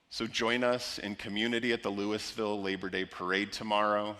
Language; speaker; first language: English; native; English